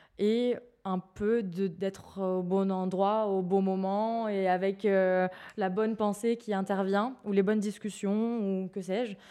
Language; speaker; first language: French; native; French